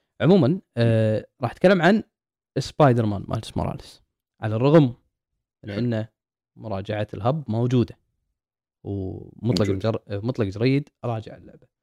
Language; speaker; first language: Arabic; native; Arabic